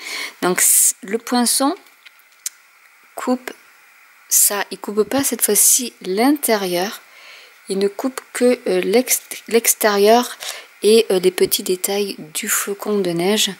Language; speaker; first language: French; native; French